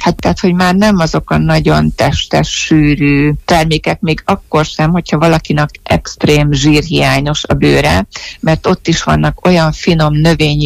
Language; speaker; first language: Hungarian; native; Hungarian